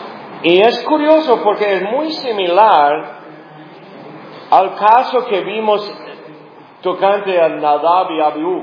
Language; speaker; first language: Spanish; non-native, fluent; English